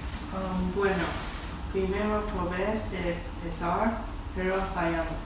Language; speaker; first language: Spanish; non-native, learner; English